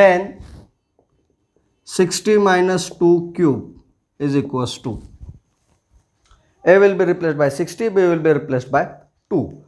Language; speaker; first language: English; non-native, local second language; Marathi